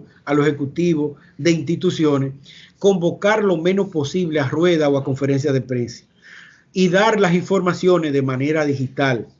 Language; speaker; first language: Spanish; native; Spanish